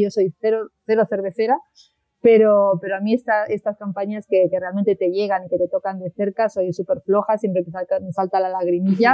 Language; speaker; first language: Spanish; native; Spanish